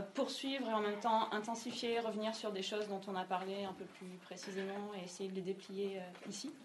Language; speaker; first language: French; native; French